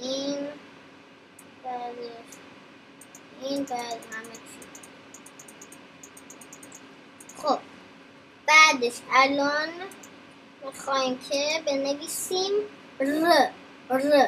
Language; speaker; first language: Persian; early bilingual, heritage; Persian